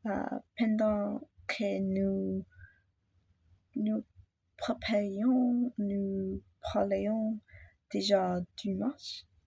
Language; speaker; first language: French; non-native, learner; English